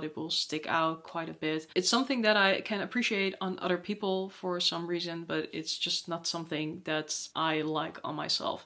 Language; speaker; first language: English; non-native, fluent; Dutch